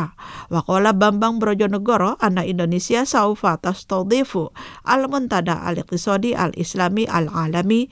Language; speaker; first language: Arabic; non-native, fluent; Indonesian